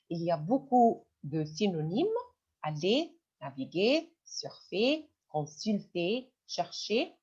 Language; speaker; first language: French; non-native, fluent; Arabic